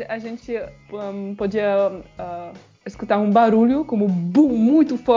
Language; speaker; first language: Portuguese; non-native, fluent; French